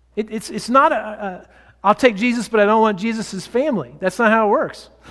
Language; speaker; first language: English; native; English